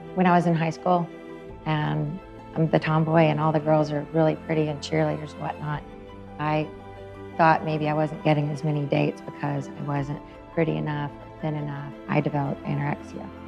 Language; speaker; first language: English; native; English